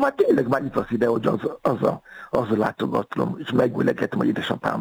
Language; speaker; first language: Hungarian; non-native, fluent; Yoruba